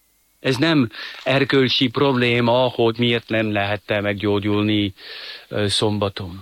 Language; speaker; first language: Hungarian; non-native, fluent; French